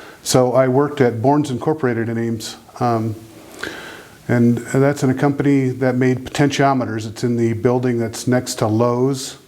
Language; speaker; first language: English; native; English